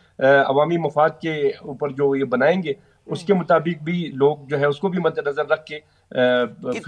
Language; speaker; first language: Hindi; non-native, local second language; Balti